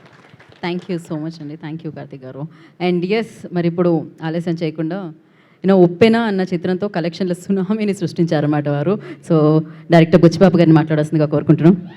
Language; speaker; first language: Telugu; native; Telugu